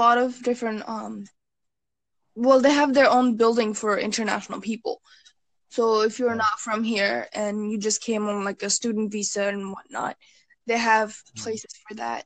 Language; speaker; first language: English; early bilingual, other home language; Bangla